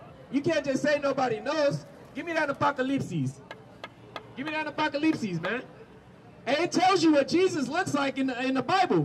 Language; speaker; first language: English; native; English